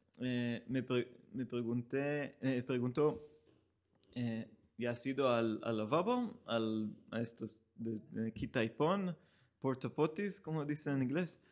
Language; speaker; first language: Spanish; non-native, learner; Hebrew